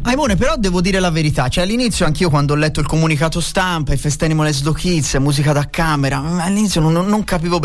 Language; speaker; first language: Italian; native; Italian